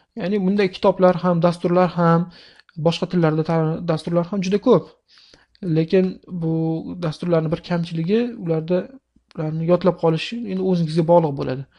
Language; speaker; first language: Uzbek; native; Uzbek